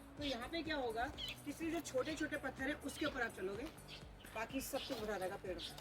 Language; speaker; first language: Hindi; non-native, local second language; Garhwali